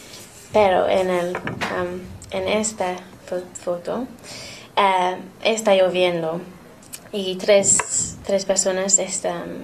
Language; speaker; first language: Spanish; non-native, learner; English